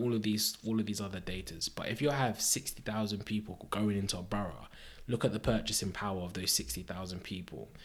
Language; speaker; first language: English; native; English